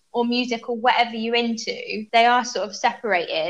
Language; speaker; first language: English; native; English